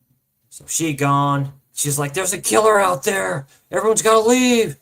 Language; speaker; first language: English; native; English